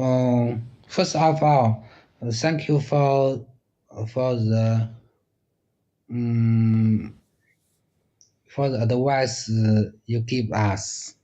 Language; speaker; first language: English; non-native, learner; Chinese